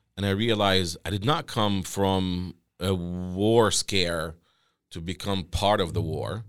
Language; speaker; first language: English; non-native, fluent; Arabic